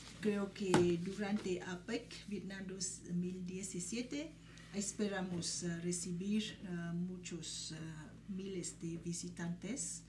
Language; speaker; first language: Spanish; non-native, fluent; Vietnamese